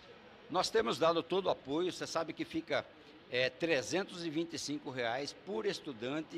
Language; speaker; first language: Portuguese; native; Portuguese